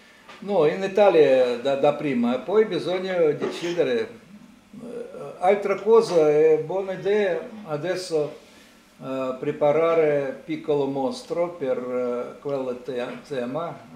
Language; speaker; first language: Italian; non-native, learner; Russian